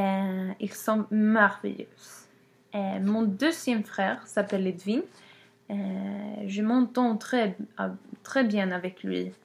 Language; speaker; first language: French; non-native, learner; Swedish